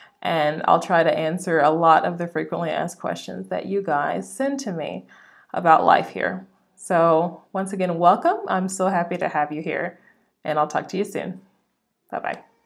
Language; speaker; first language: English; native; English